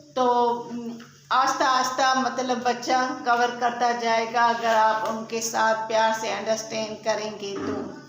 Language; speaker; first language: Urdu; non-native, local second language; Sindhi